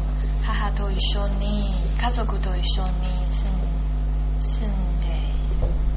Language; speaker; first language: Japanese; non-native, learner; Chinese